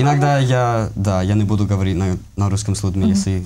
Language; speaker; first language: Russian; non-native, learner; English